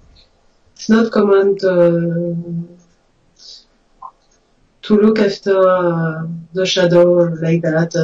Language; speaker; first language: English; non-native, learner; French